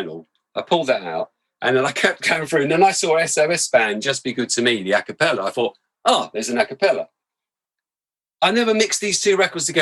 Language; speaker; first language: English; native; English